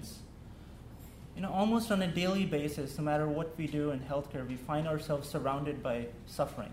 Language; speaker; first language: English; non-native, local second language; Urdu